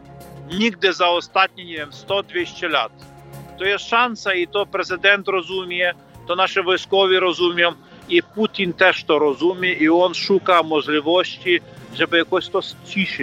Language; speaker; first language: Polish; non-native, fluent; Ukrainian